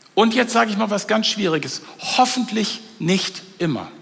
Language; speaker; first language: German; native; German